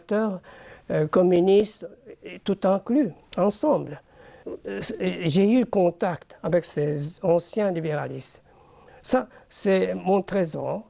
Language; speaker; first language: French; non-native, fluent; Japanese